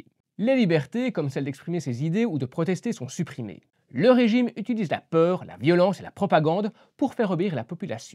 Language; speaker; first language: French; native; French